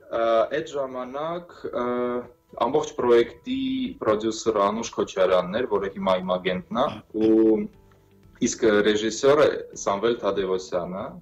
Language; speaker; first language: Armenian; native; Armenian